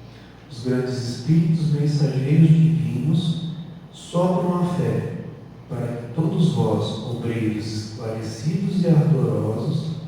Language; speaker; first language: Portuguese; native; Portuguese